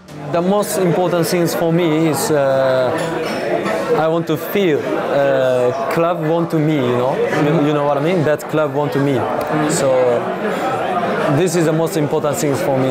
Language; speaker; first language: English; non-native, learner; Japanese